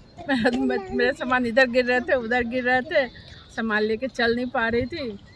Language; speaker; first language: Hindi; native; Hindi